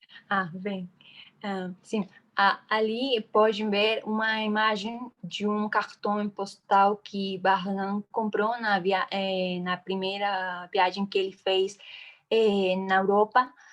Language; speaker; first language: Portuguese; non-native, fluent; Spanish